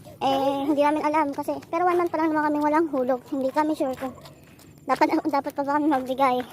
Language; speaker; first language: Filipino; native; Filipino